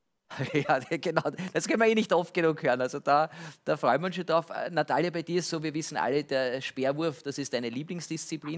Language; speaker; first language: German; native; German